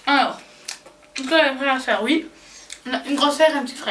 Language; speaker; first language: French; native; French